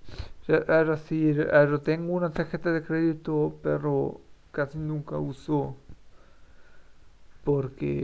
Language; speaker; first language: Spanish; non-native, learner; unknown